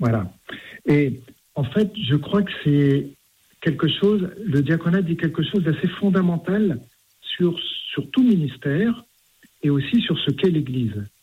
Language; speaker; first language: French; native; French